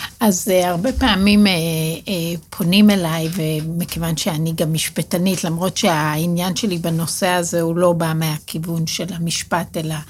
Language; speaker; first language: Hebrew; native; Hebrew